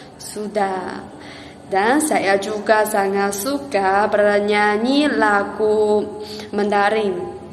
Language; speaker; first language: Indonesian; non-native, learner; Chinese